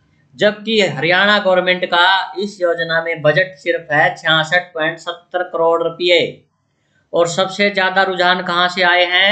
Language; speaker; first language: Hindi; native; Hindi